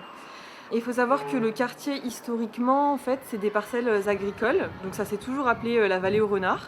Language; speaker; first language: French; native; French